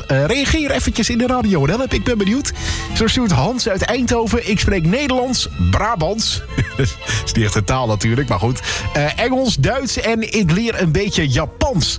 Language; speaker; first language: Dutch; native; Dutch